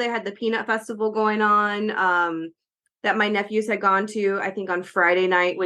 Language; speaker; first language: English; native; English